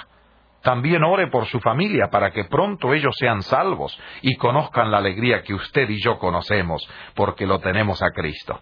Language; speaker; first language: Spanish; native; Spanish